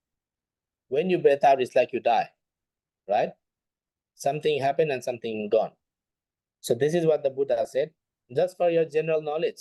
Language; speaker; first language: English; non-native, fluent; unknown